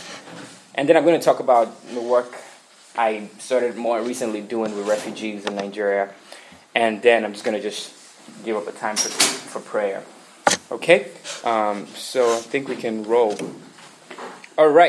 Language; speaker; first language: English; non-native, local second language; Igbo